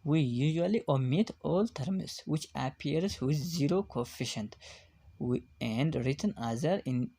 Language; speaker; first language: English; non-native, local second language; Amharic